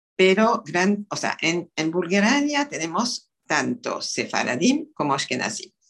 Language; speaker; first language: Spanish; non-native, fluent; French